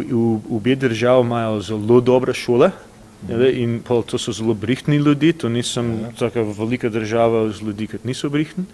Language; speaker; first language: Slovenian; early bilingual, heritage; English